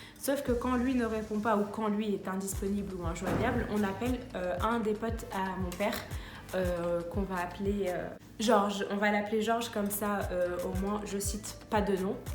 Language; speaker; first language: French; early bilingual, other home language; Arabic